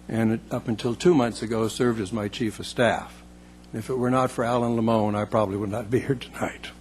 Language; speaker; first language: English; native; English